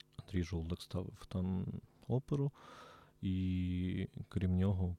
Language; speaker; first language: Ukrainian; native; Ukrainian